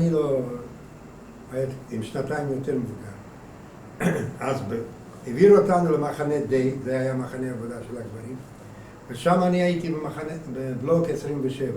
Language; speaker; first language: Hebrew; non-native, fluent; Hungarian